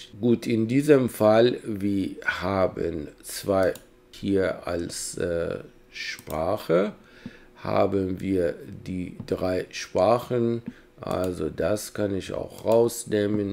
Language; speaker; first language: German; non-native, fluent; Persian